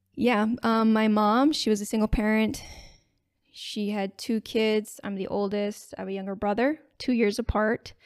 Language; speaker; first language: English; native; English